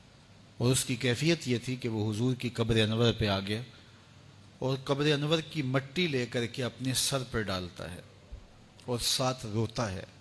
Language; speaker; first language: Urdu; native; Urdu